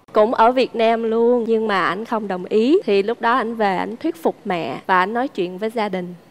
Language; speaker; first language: Vietnamese; native; Vietnamese